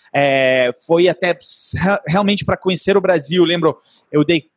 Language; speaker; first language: Portuguese; non-native, fluent; Italian